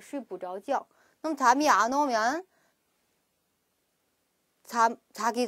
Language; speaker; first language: Korean; non-native, fluent; Chinese